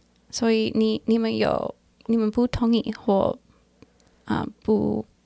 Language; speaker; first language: Chinese; non-native, learner; English